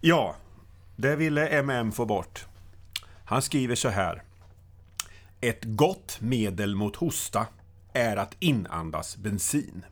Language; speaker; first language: Swedish; native; Swedish